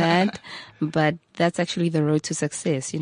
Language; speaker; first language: English; non-native, local second language; Tswana